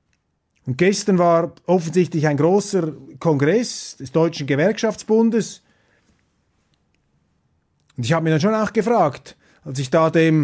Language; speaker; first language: German; non-native, local second language; Swiss German